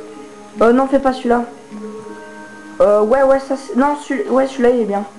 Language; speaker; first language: French; native; French